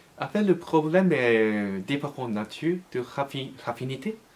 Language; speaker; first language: French; non-native, learner; Japanese